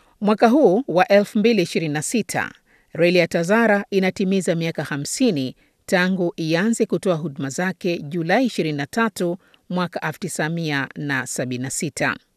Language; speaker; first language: Swahili; native; Swahili